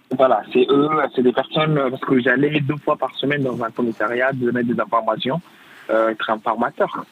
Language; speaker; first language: French; non-native, fluent; Arabic